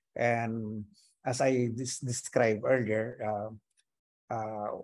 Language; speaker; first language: English; non-native, local second language; Iloko